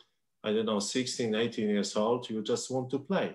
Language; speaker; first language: English; non-native, learner; Polish